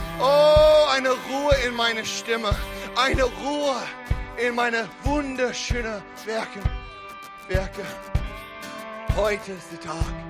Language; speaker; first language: German; non-native, fluent; English